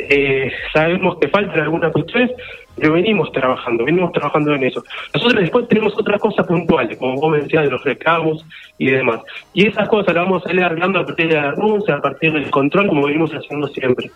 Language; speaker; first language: Spanish; native; Spanish